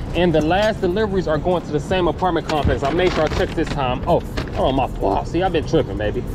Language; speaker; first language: English; native; English